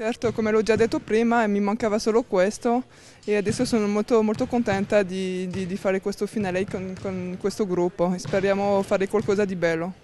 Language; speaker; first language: Italian; non-native, fluent; French